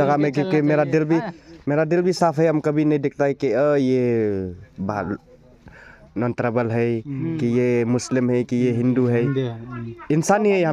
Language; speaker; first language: Hindi; non-native, local second language; Khasi